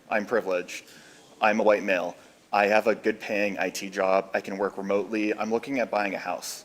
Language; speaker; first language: English; native; English